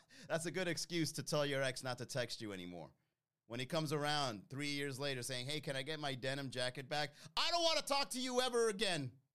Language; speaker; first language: English; native; English